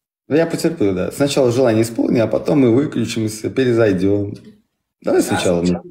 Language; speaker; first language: Russian; native; Russian